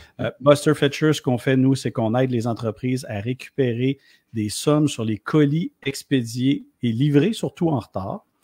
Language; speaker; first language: French; native; French